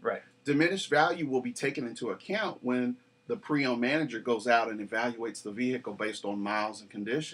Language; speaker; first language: English; native; English